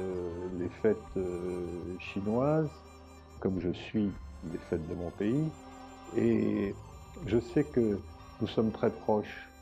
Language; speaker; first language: French; early bilingual, heritage; French